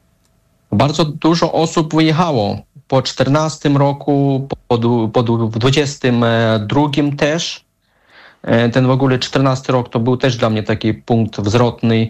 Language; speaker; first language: Polish; non-native, fluent; Russian